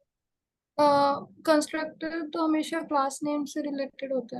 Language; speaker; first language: Hindi; native; Hindi